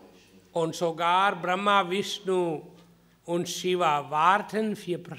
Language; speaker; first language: German; non-native, fluent; Hindi